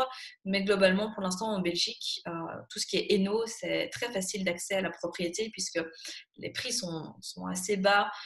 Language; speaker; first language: French; native; French